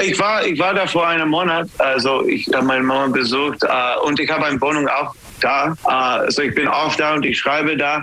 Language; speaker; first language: German; non-native, learner; English